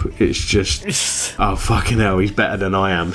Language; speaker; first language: English; native; English